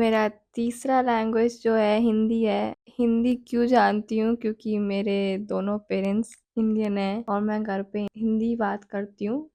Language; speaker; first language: Hindi; early bilingual, heritage; Hindi